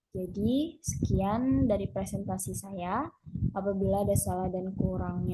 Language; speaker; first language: Indonesian; native; Indonesian